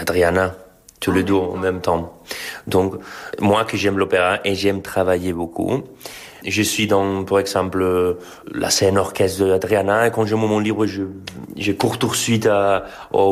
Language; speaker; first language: French; non-native, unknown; Spanish